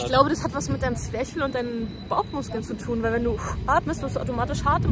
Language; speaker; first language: German; native; German